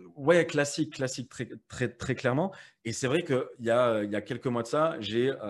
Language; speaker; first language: French; native; French